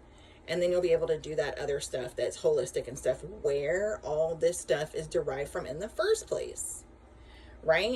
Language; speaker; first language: English; native; English